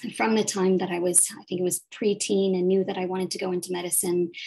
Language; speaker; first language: English; native; English